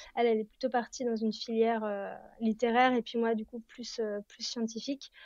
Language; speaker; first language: French; native; French